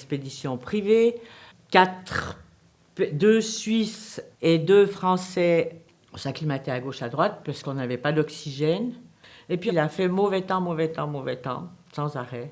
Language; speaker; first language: French; native; French